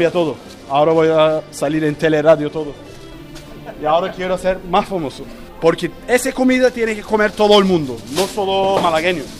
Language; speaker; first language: Spanish; non-native, fluent; Turkish